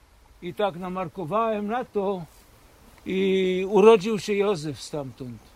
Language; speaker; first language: Polish; early bilingual, heritage; Polish